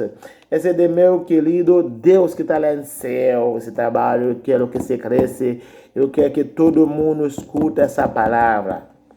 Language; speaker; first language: Portuguese; non-native, learner; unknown